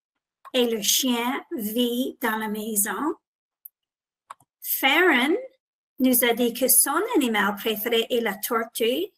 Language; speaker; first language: French; non-native, fluent; English